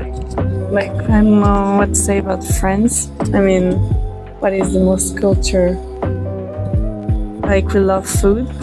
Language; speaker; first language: English; non-native, fluent; French